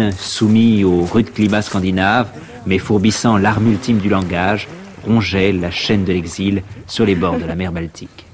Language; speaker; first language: French; native; French